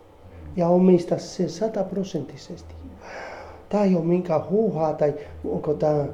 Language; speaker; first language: Finnish; non-native, fluent; Spanish